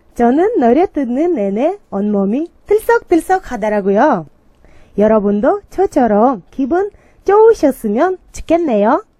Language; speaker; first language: Korean; non-native, learner; Kyrgyz